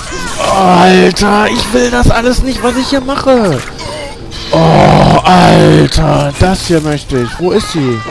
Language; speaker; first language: German; native; German